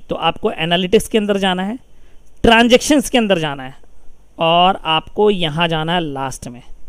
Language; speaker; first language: Hindi; native; Hindi